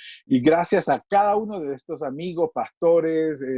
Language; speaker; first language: Spanish; native; Spanish